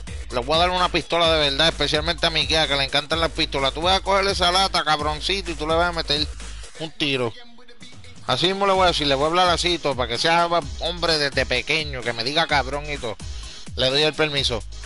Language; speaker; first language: Spanish; early bilingual, heritage; Spanish